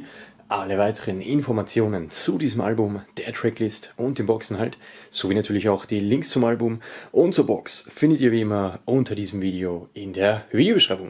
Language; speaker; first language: German; native; German